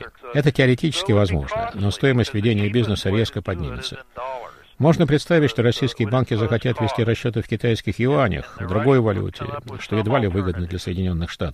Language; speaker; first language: Russian; native; Russian